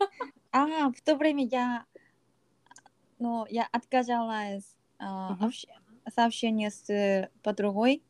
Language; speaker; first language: Russian; non-native, learner; Korean